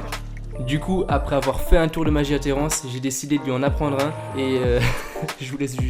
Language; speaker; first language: French; native; French